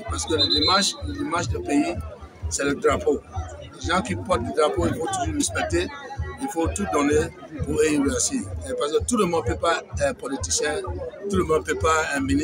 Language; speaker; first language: French; non-native, fluent; English